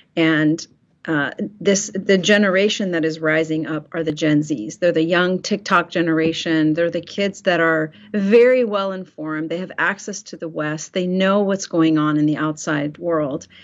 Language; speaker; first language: English; early bilingual, other home language; Persian